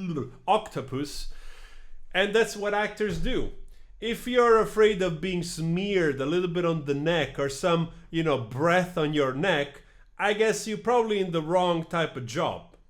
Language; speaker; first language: English; non-native, fluent; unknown